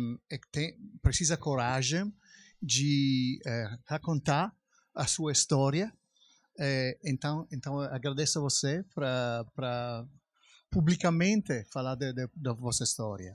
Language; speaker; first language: Portuguese; non-native, fluent; Italian